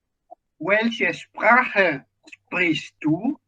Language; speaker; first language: German; non-native, fluent; Indonesian